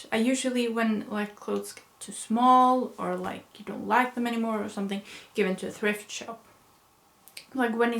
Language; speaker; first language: English; non-native, fluent; Swedish